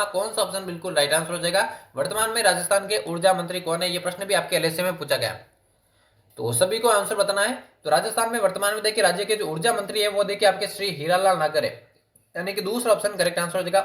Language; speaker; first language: Hindi; native; Hindi